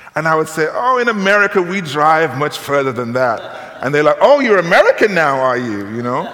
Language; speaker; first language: English; native; English